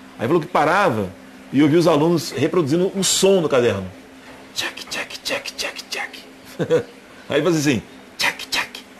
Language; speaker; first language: Portuguese; native; Portuguese